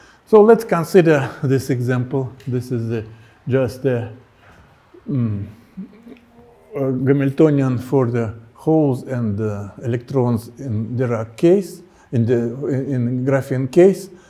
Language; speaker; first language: English; non-native, fluent; Russian